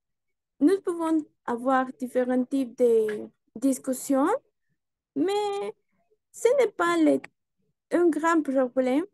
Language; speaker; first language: French; non-native, learner; Spanish